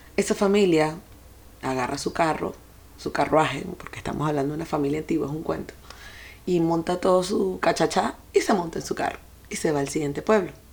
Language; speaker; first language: Spanish; native; Spanish